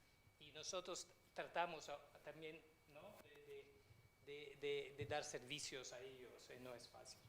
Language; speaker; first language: Spanish; non-native, fluent; Italian